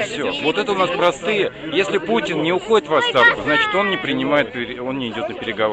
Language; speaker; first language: Russian; native; Russian